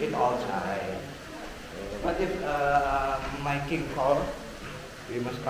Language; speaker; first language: English; non-native, learner; Indonesian